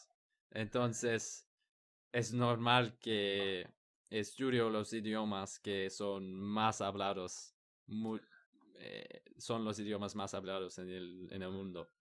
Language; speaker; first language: Spanish; non-native, learner; English